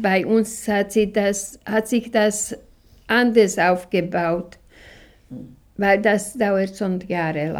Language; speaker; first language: German; non-native, fluent; Slovak